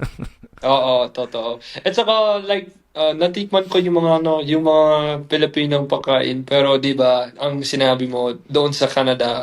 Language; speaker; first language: Filipino; non-native, fluent; English